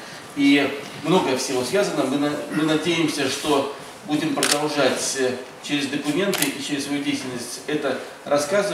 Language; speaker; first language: Russian; native; Russian